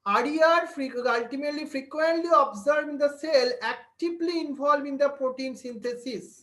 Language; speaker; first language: English; non-native, local second language; Bangla